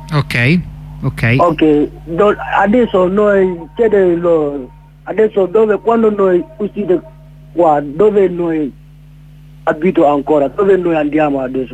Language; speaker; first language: Italian; non-native, learner; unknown